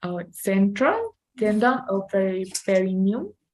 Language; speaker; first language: English; non-native, learner; Spanish